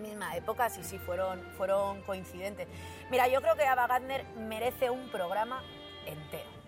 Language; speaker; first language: Spanish; native; Spanish